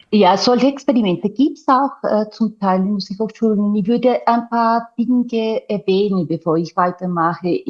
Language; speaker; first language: German; non-native, fluent; Spanish